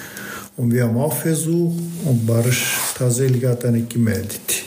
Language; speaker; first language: German; non-native, learner; Turkish